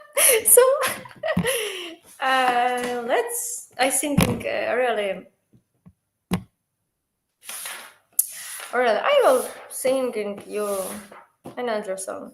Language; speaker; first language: English; non-native, learner; Ukrainian